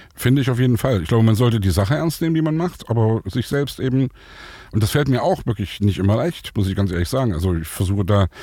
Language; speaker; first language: German; native; German